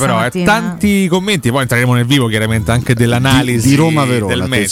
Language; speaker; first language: Italian; native; Italian